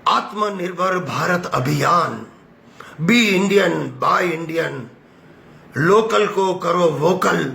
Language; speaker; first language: Hindi; non-native, local second language; Gujarati